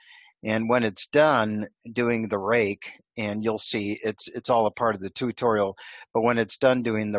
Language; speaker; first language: English; native; English